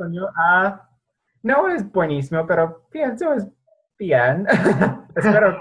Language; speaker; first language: Spanish; non-native, fluent; English